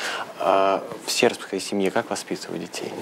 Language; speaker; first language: Russian; native; Russian